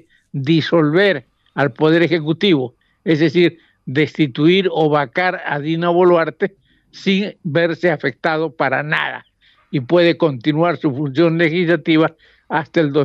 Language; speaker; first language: Spanish; native; Spanish